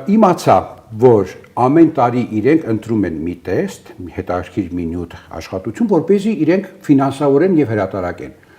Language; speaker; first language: Armenian; early bilingual, other home language; Italian